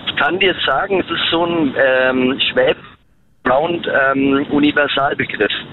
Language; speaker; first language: German; native; German